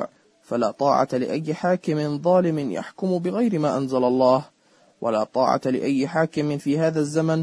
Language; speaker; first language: Arabic; native; Arabic